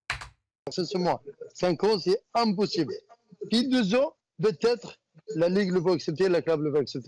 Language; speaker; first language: French; non-native, learner; Arabic